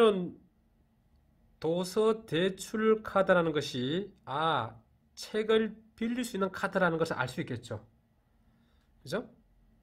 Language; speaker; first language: Korean; native; Korean